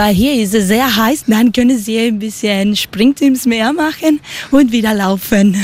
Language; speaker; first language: German; non-native, learner; Spanish